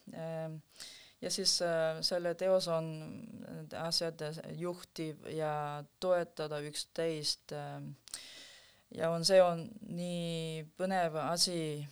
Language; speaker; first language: Estonian; non-native, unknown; Korean